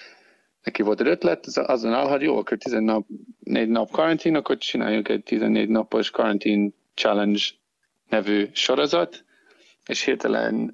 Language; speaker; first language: Hungarian; non-native, fluent; English